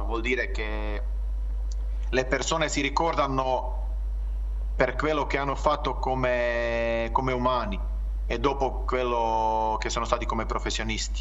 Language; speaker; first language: Italian; non-native, fluent; Croatian